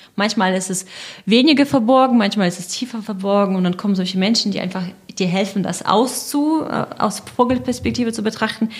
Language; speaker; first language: German; non-native, fluent; Russian